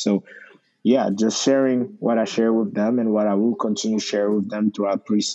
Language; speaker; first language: English; non-native, fluent; French